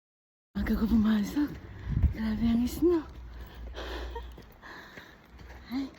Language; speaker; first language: Filipino; native; Filipino